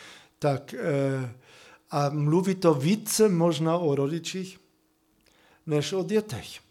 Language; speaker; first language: Czech; non-native, fluent; German